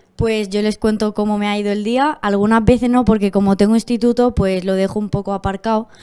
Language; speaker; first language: Spanish; native; Spanish